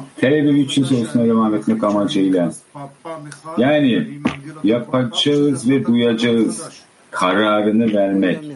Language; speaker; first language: Turkish; native; Turkish